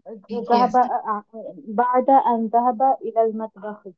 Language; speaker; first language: Arabic; non-native, learner; Bangla